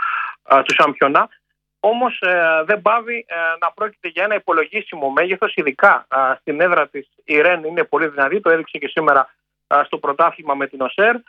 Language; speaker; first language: Greek; native; Greek